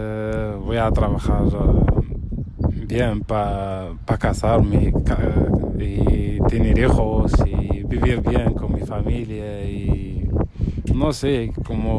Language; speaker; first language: Spanish; non-native, learner; Arabic